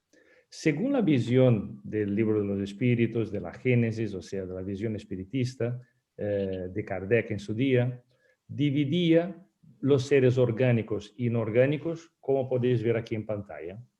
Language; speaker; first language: Spanish; non-native, fluent; Portuguese